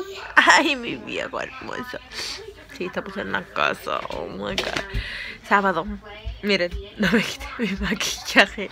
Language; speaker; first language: Spanish; early bilingual, heritage; Spanish